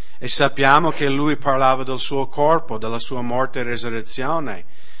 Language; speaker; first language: Italian; non-native, fluent; English